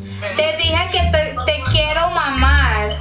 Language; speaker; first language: Spanish; non-native, learner; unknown